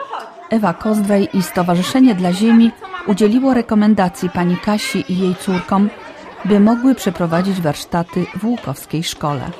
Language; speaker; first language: Polish; native; Polish